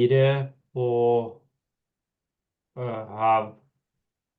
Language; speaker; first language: Norwegian; non-native, learner; Lithuanian